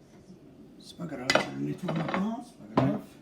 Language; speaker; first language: French; non-native, fluent; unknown